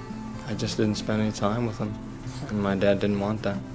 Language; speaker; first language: English; native; English